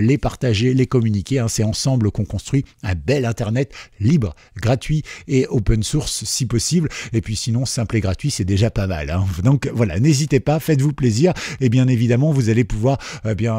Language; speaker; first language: French; native; French